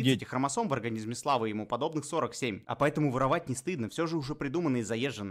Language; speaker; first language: Russian; native; Russian